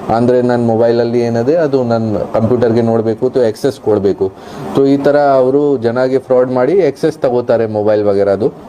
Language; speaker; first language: Kannada; non-native, local second language; Hindi